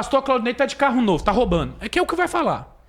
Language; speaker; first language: Portuguese; native; Portuguese